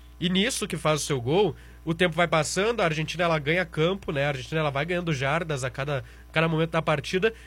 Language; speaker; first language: Portuguese; native; Portuguese